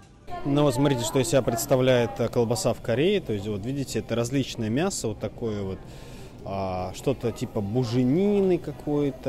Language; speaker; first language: Russian; native; Russian